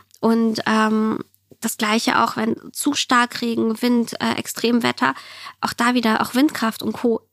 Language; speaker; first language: German; early bilingual, other home language; Russian